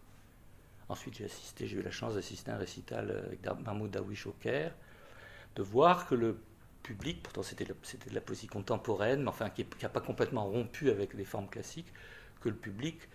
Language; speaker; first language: French; native; French